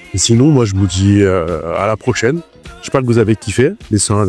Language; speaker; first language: French; native; French